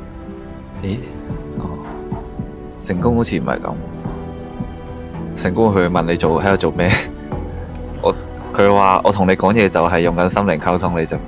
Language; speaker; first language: Chinese; native; Chinese